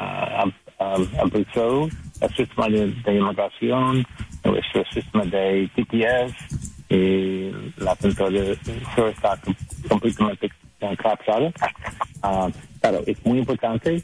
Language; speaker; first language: Spanish; non-native, learner; English